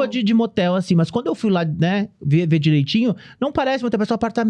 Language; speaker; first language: Portuguese; native; Portuguese